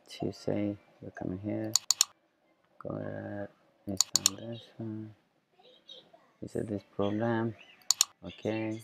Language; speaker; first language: English; non-native, learner; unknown